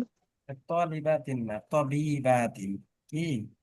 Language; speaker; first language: Arabic; non-native, fluent; Bangla